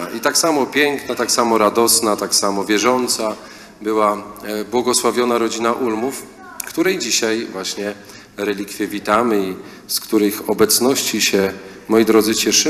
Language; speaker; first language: Polish; native; Polish